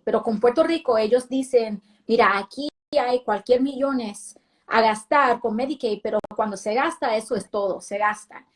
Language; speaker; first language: Spanish; early bilingual, heritage; Spanish